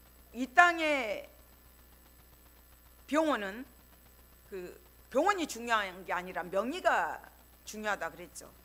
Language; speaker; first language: Korean; native; Korean